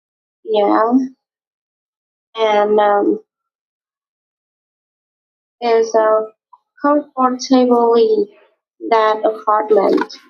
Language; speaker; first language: English; non-native, learner; Vietnamese